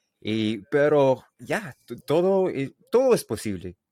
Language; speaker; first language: Spanish; non-native, learner; English